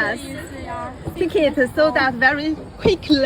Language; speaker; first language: English; non-native, learner; Chinese